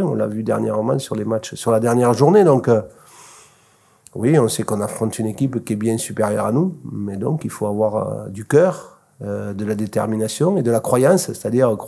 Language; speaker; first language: French; native; French